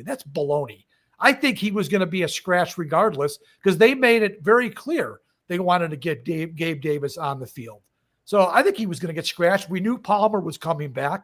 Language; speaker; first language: English; native; English